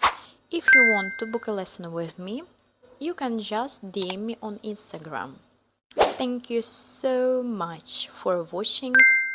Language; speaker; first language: English; non-native, fluent; Russian